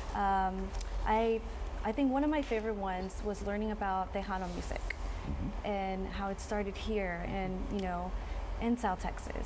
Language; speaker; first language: English; early bilingual, other home language; Spanish